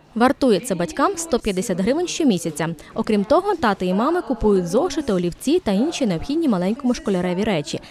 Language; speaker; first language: Ukrainian; native; Ukrainian